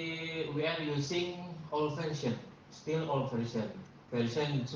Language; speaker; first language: English; non-native, learner; Indonesian